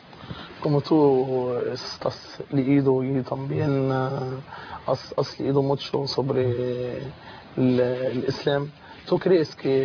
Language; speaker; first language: Spanish; non-native, fluent; Arabic